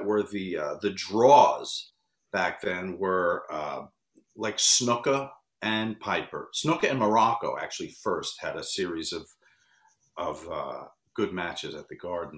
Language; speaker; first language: English; native; English